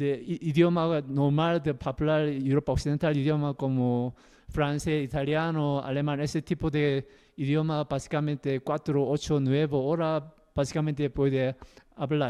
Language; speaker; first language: Spanish; non-native, learner; Korean